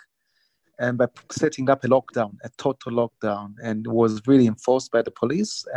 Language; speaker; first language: English; non-native, local second language; Kinyarwanda